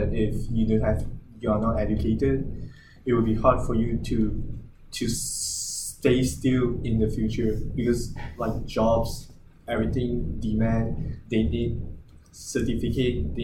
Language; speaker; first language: English; non-native, local second language; Chinese